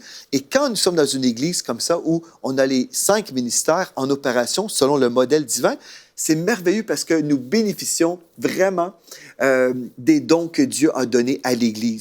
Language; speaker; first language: French; native; French